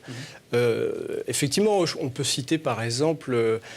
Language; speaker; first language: French; native; French